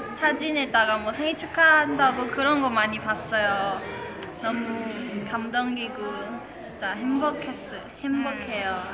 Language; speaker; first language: Korean; non-native, fluent; Chinese